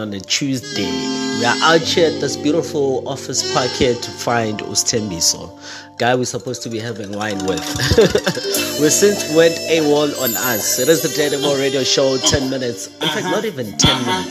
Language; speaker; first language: English; non-native, local second language; Zulu